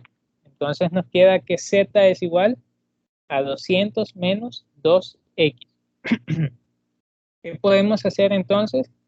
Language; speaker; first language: Spanish; native; Spanish